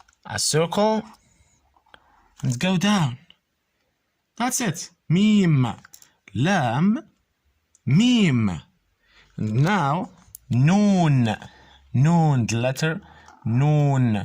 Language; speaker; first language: English; non-native, fluent; Arabic